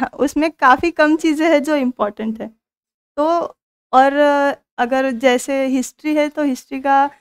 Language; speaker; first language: Hindi; non-native, local second language; Marathi